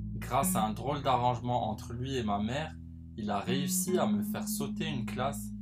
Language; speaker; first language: French; non-native, local second language; Arabic